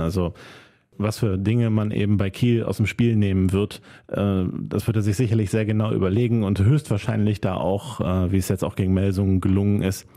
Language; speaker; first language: German; native; German